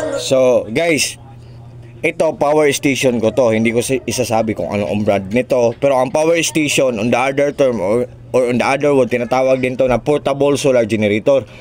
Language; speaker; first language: Filipino; non-native, local second language; Cebuano